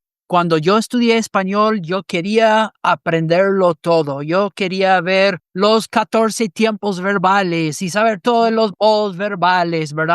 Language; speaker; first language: Spanish; non-native, fluent; English